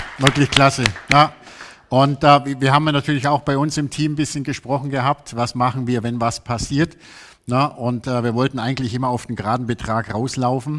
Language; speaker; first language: German; native; German